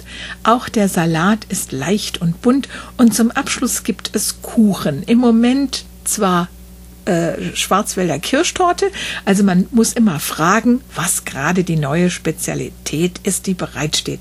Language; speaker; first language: German; native; German